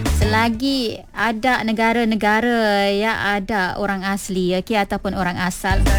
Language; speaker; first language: Malay; non-native, local second language; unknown